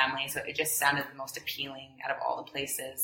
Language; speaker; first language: English; native; English